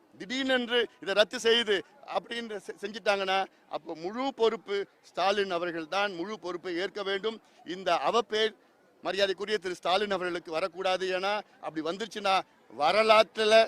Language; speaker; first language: Tamil; native; Tamil